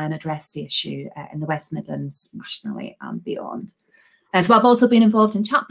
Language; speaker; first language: English; native; English